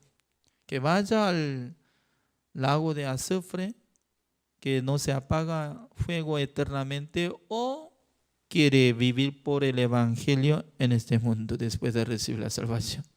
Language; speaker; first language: Spanish; non-native, fluent; Korean